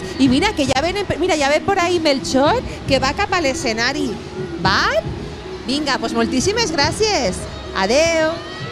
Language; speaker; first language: Catalan; native; Catalan